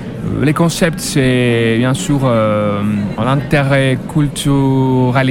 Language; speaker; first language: French; non-native, learner; Greek